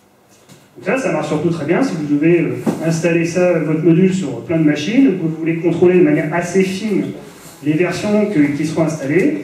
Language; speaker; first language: French; native; French